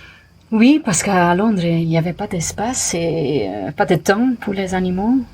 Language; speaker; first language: French; non-native, fluent; Dutch